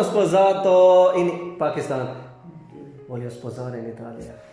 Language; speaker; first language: Italian; non-native, learner; Urdu